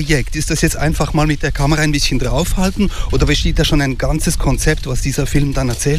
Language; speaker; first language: German; native; German